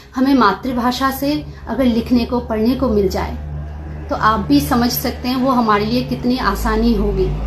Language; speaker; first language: Hindi; non-native, local second language; Kok Borok